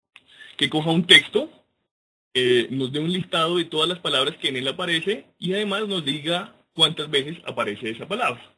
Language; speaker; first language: Spanish; native; Spanish